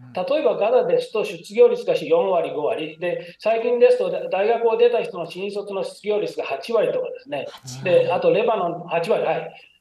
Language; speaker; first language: Japanese; native; Japanese